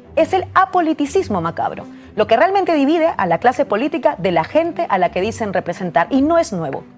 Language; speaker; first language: Spanish; native; Spanish